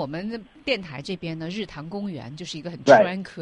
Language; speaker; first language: Chinese; native; Chinese